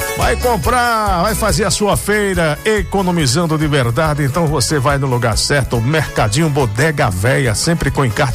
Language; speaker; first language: Portuguese; native; Portuguese